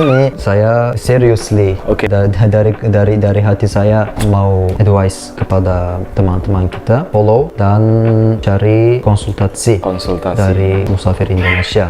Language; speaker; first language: Indonesian; non-native, learner; Turkish